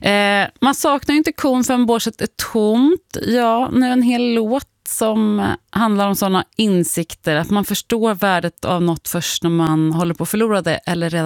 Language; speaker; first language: Swedish; native; Swedish